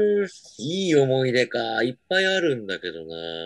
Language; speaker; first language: Japanese; native; Japanese